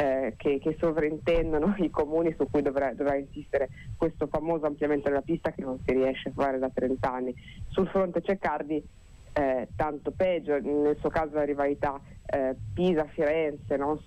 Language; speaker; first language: Italian; native; Italian